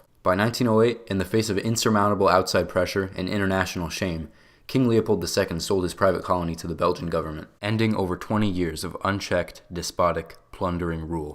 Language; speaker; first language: English; native; English